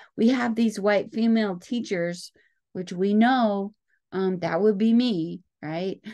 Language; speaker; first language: English; native; English